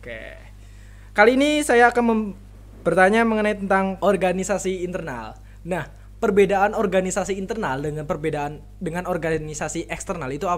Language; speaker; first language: Indonesian; native; Indonesian